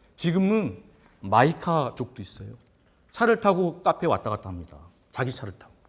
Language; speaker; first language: Korean; native; Korean